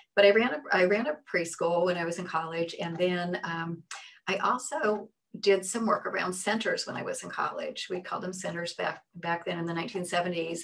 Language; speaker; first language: English; native; English